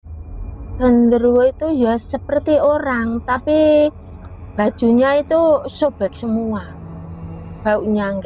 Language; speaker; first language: Indonesian; non-native, local second language; Javanese